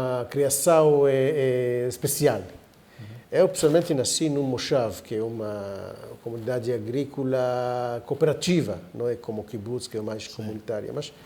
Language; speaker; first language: Portuguese; non-native, fluent; Hebrew